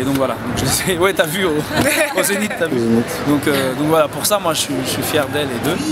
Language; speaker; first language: French; native; French